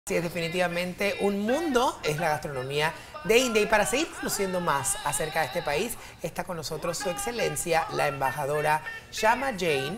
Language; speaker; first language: Spanish; native; Spanish